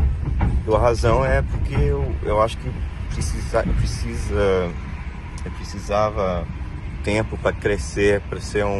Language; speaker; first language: Portuguese; non-native, fluent; Spanish